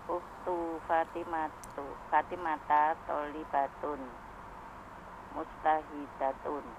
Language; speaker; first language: Arabic; non-native, learner; Indonesian